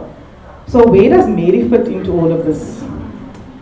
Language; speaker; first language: English; native; English